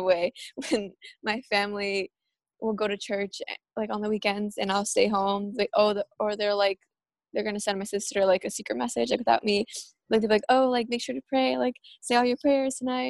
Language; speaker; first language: English; early bilingual, other home language; Spanish